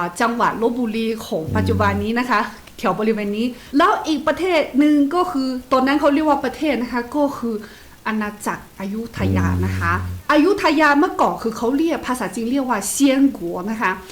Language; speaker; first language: Thai; non-native, fluent; Chinese